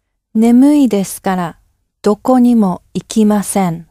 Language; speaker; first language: Japanese; non-native, learner; English